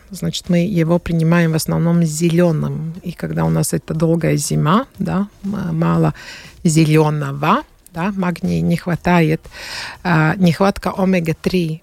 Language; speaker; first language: Russian; non-native, fluent; Latvian